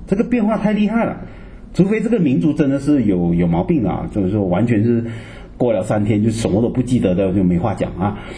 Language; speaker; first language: Chinese; native; Chinese